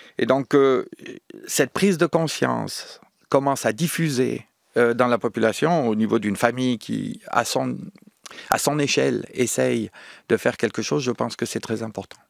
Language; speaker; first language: French; native; French